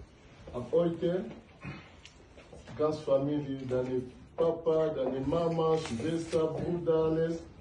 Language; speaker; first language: German; non-native, learner; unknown